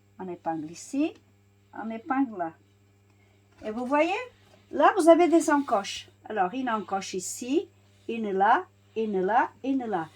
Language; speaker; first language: French; non-native, fluent; Portuguese